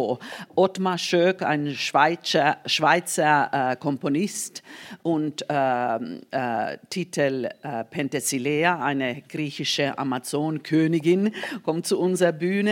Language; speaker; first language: German; non-native, fluent; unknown